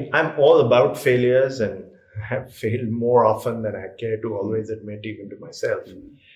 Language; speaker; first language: English; non-native, local second language; Hindi